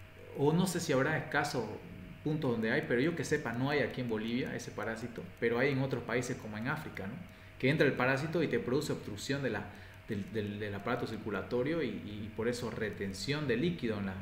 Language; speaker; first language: Spanish; native; Spanish